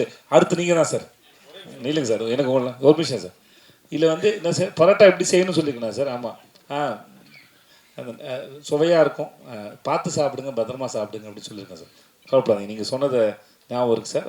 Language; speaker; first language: Tamil; native; Tamil